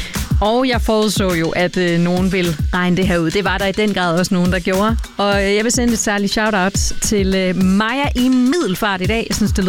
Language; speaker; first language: Danish; native; Danish